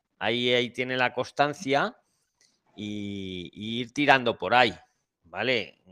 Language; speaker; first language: Spanish; native; Spanish